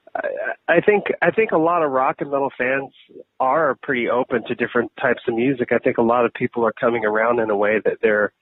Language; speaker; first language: English; native; English